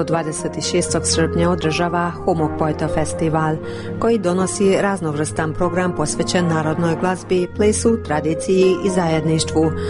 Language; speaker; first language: Croatian; early bilingual, heritage; Croatian